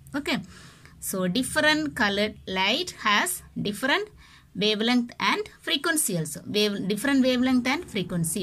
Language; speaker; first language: English; non-native, local second language; Tamil